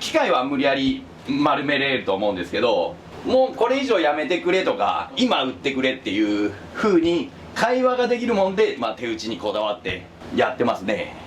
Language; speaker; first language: Japanese; native; Japanese